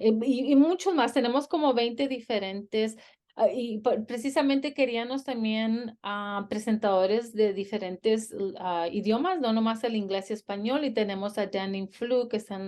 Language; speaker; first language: Spanish; early bilingual, heritage; Spanish